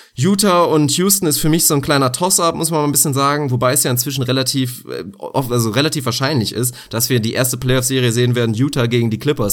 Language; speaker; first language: German; native; German